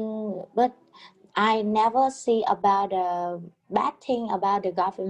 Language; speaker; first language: English; non-native, learner; Vietnamese